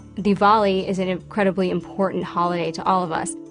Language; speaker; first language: English; native; English